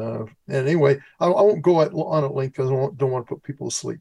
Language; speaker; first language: English; native; English